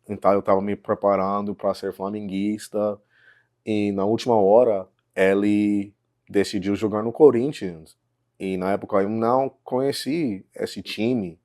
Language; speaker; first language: Portuguese; non-native, fluent; English